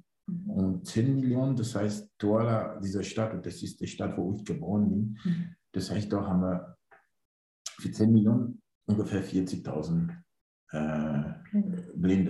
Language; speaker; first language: German; non-native, learner; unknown